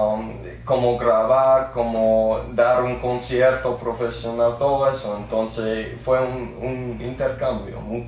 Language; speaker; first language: Spanish; early bilingual, heritage; English